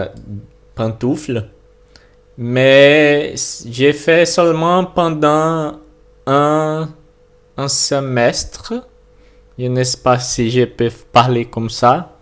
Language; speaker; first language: French; non-native, learner; Portuguese